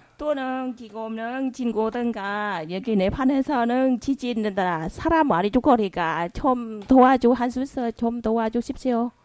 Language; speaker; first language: Korean; non-native, learner; Vietnamese